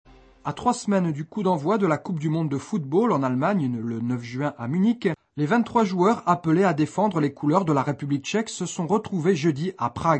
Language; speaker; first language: French; native; French